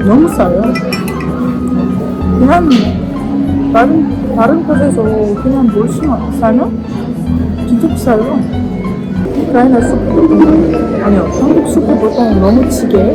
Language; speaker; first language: Korean; non-native, learner; Ukrainian